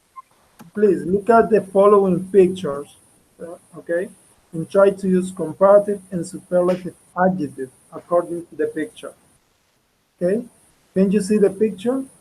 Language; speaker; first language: English; non-native, fluent; Spanish